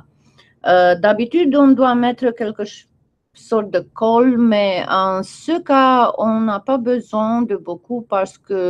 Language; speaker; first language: French; non-native, fluent; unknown